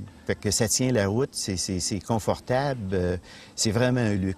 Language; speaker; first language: French; native; French